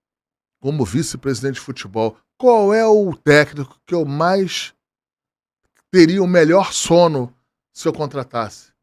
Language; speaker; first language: Portuguese; native; Portuguese